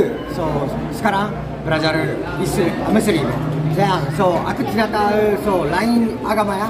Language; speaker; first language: Indonesian; non-native, learner; Japanese